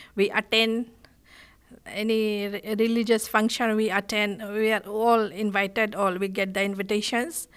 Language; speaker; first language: English; non-native, fluent; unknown